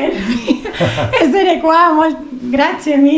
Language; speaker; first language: Italian; non-native, learner; Spanish